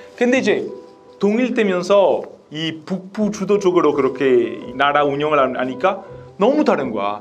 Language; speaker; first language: Korean; non-native, fluent; Italian